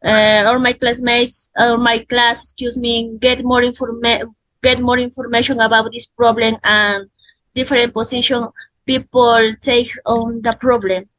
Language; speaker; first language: English; non-native, learner; Spanish